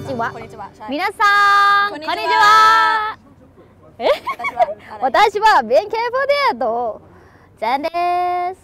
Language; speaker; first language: Japanese; non-native, learner; Thai